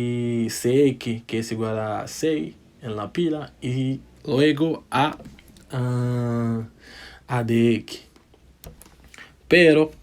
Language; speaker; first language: Spanish; non-native, fluent; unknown